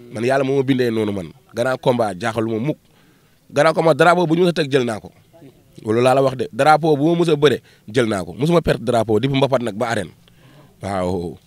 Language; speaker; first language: Wolof; non-native, local second language; Fula